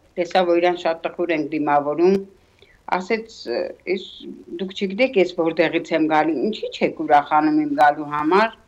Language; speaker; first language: Armenian; native; Armenian